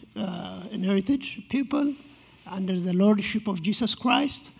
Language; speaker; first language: English; non-native, fluent; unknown